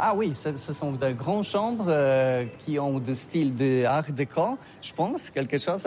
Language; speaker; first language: French; non-native, learner; Polish